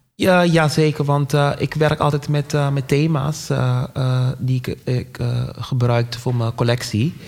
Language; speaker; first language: Dutch; non-native, local second language; Papiamento